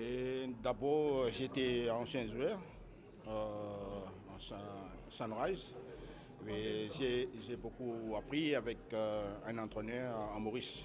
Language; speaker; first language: French; non-native, local second language; Morisyen